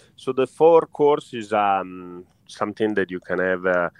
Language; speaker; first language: English; non-native, fluent; Italian